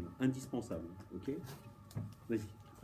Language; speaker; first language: French; native; French